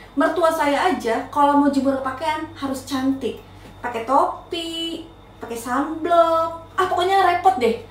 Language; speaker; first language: Indonesian; native; Indonesian